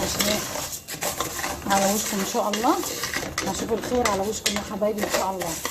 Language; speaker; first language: Arabic; native; Arabic